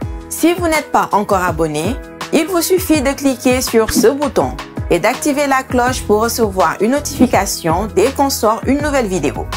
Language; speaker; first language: French; native; French